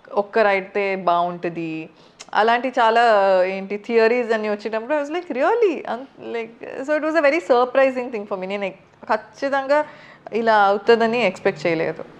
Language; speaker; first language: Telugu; non-native, fluent; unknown